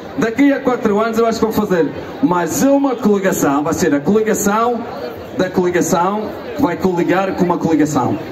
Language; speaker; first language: Portuguese; early bilingual, heritage; Portuguese